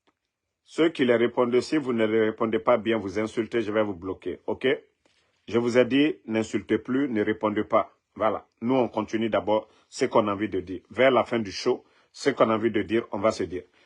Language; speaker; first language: French; non-native, local second language; Mandingo